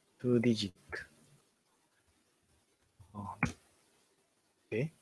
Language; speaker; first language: English; non-native, learner; Japanese